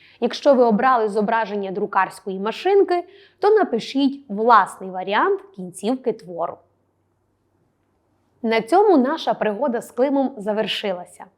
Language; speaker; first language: Ukrainian; native; Ukrainian